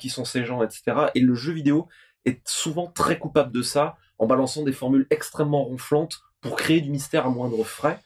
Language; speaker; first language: French; native; French